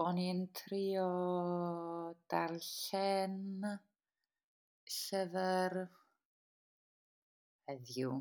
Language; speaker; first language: Welsh; non-native, learner; English